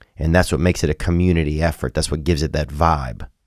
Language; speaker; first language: English; native; English